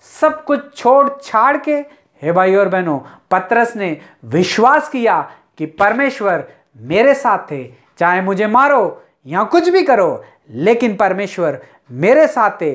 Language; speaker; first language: Hindi; non-native, local second language; Telugu